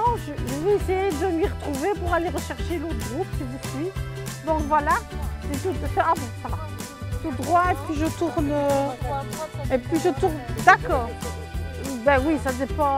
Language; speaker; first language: French; native; French